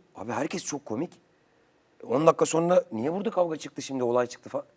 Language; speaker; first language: Turkish; native; Turkish